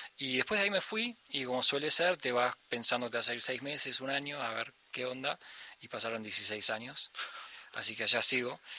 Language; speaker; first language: Spanish; native; Spanish